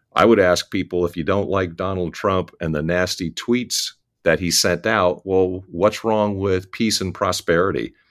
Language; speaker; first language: English; native; English